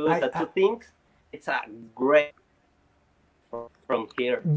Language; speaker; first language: English; non-native, learner; Spanish